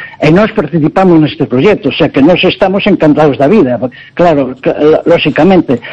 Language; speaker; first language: Galician; non-native, local second language; Spanish